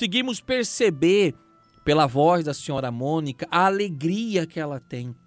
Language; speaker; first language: Portuguese; native; Portuguese